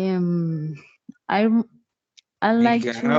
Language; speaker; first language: English; non-native, learner; Spanish